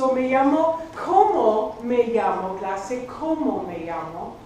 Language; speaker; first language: Spanish; non-native, fluent; English